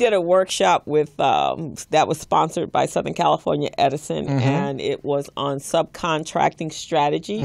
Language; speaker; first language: English; native; English